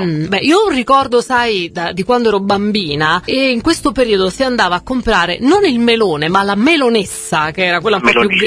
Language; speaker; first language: Italian; native; Italian